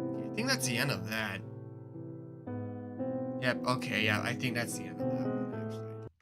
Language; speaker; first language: English; native; English